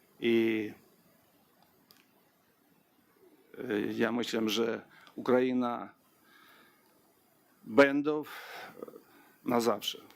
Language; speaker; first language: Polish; non-native, learner; Ukrainian